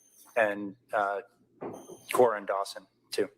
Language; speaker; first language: English; native; English